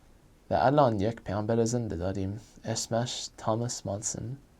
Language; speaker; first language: Persian; non-native, fluent; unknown